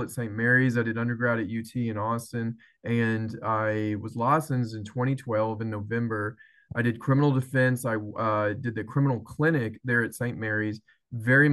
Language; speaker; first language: English; native; English